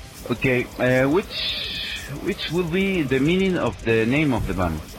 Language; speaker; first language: English; non-native, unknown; Spanish